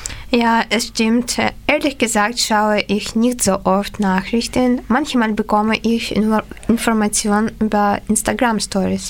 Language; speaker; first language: German; non-native, learner; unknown